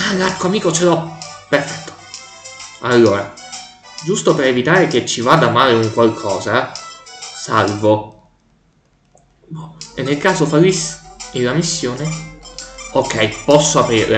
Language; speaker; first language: Italian; native; Italian